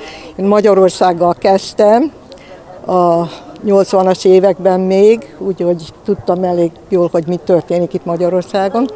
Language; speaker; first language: Hungarian; early bilingual, heritage; Hungarian